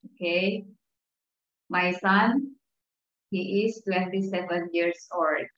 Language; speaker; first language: English; non-native, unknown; Indonesian